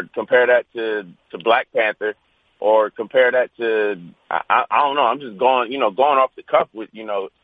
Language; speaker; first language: English; native; English